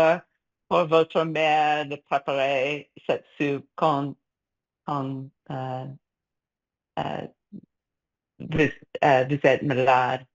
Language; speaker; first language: French; non-native, fluent; English